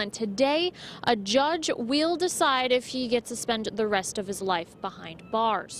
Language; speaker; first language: English; native; English